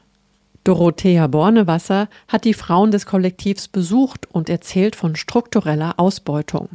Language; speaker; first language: German; native; German